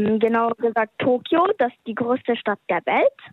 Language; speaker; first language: German; early bilingual, heritage; German